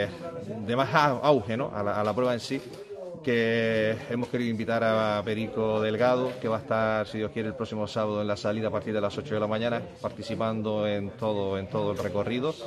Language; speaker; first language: Spanish; native; Spanish